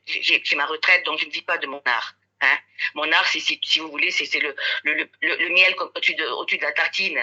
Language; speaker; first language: French; native; French